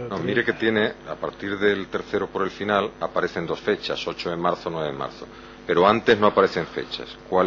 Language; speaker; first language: Spanish; native; Spanish